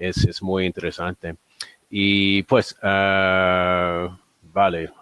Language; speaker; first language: Spanish; non-native, learner; English